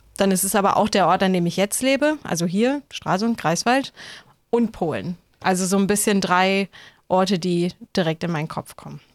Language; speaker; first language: German; native; German